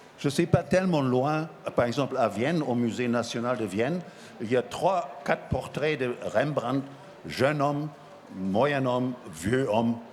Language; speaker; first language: French; non-native, fluent; German